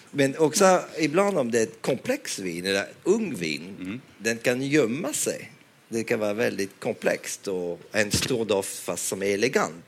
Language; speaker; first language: Swedish; non-native, fluent; French